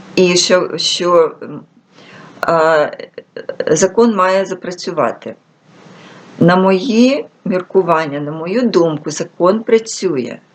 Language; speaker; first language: Ukrainian; non-native, local second language; Russian